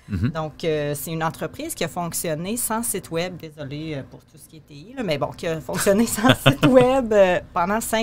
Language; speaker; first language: French; native; French